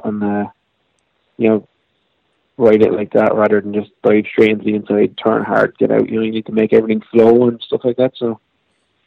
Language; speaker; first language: English; native; English